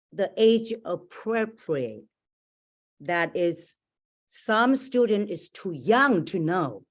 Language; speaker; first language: English; non-native, learner; Chinese